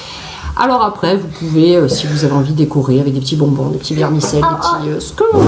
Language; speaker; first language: French; native; French